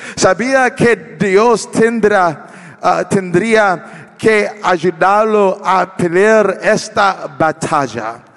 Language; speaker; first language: Spanish; non-native, learner; English